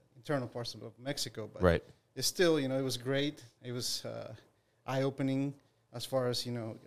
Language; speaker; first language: English; non-native, fluent; Spanish